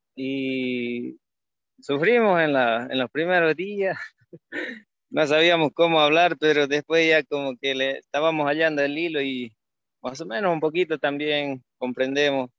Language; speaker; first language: Spanish; native; Spanish